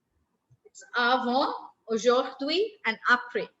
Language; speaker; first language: French; non-native, fluent; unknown